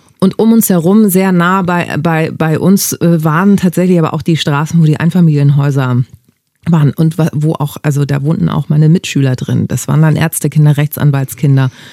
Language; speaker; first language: German; early bilingual, other home language; Greek